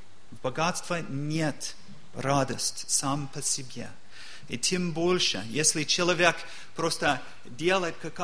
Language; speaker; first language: Russian; non-native, learner; English